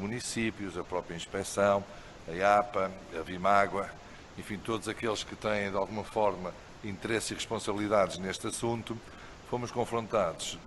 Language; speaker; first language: Portuguese; native; Portuguese